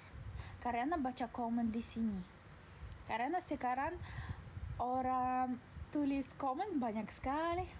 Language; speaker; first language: Indonesian; non-native, learner; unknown